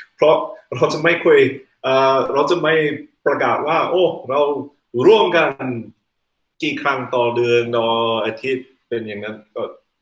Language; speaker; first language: Thai; non-native, fluent; English